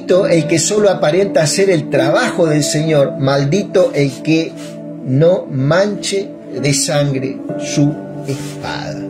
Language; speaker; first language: Spanish; native; Spanish